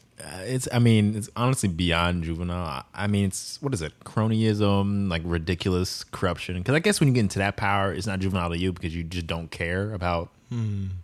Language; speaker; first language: English; native; English